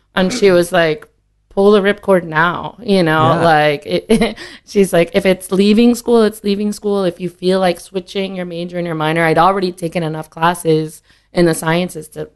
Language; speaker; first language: English; native; English